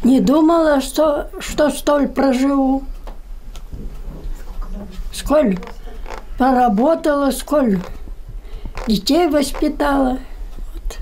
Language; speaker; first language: Russian; native; Russian